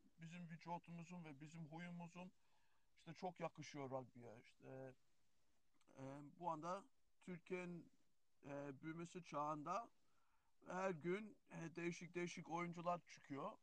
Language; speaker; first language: Turkish; early bilingual, heritage; Turkish